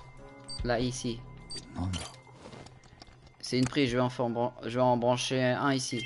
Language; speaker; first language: French; native; French